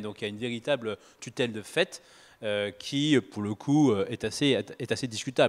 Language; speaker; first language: French; native; French